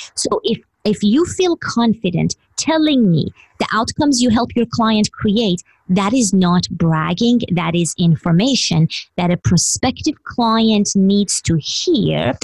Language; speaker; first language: English; non-native, fluent; Persian